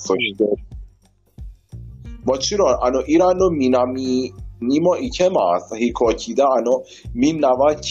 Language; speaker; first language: Japanese; non-native, learner; Persian